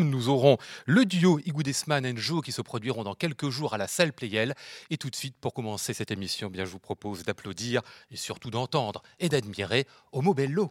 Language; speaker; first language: French; native; French